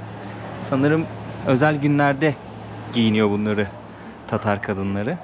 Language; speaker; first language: Turkish; native; Turkish